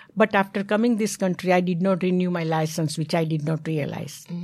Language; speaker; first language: English; non-native, local second language; Gujarati